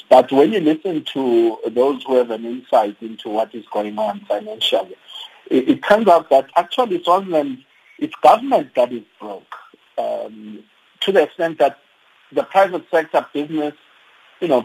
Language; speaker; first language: English; non-native, local second language; Swati